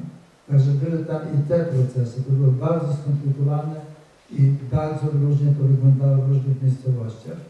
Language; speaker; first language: Polish; native; Polish